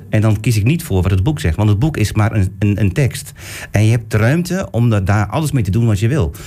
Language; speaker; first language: Dutch; early bilingual, other home language; Turkish